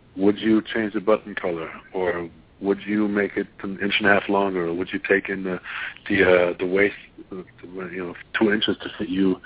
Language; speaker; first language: English; non-native, fluent; German